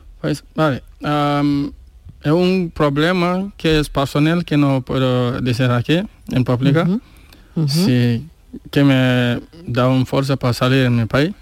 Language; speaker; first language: Spanish; non-native, learner; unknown